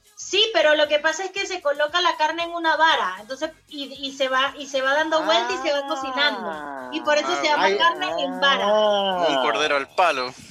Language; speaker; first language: Spanish; native; Spanish